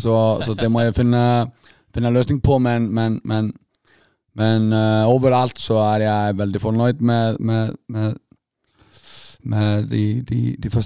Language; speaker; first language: Norwegian; non-native, fluent; Icelandic